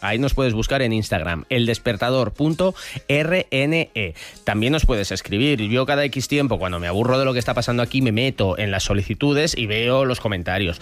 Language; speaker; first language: Spanish; native; Spanish